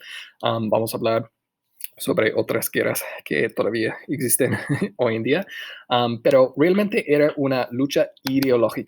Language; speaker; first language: Spanish; non-native, fluent; English